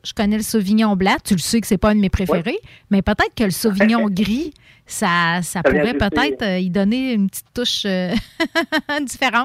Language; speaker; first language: French; native; French